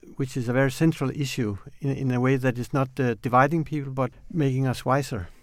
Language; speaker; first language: English; non-native, fluent; Danish